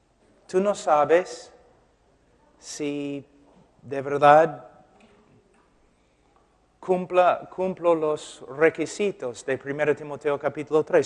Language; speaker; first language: Spanish; non-native, fluent; English